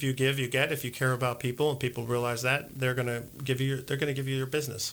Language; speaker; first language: English; native; English